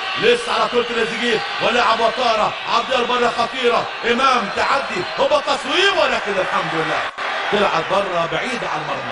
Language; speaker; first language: Arabic; native; Arabic